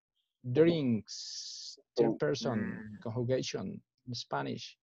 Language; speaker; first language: English; non-native, fluent; Spanish